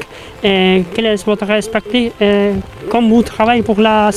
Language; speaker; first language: French; non-native, learner; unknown